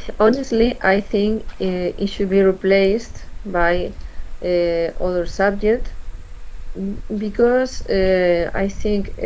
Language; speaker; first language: English; non-native, learner; Spanish